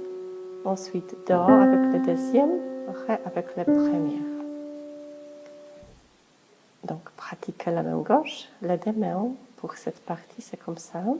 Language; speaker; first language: French; non-native, fluent; Polish